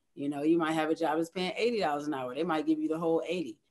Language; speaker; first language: English; native; English